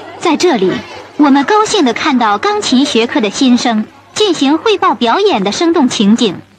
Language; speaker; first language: Chinese; native; Chinese